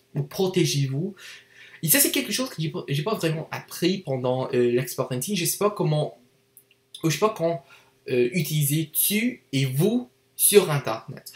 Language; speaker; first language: French; non-native, learner; English